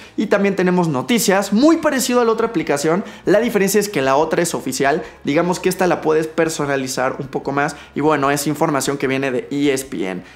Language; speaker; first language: Spanish; native; Spanish